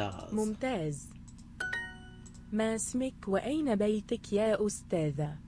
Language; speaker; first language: Arabic; non-native, learner; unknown